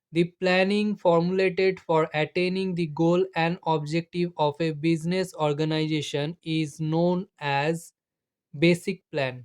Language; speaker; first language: English; non-native, local second language; Bangla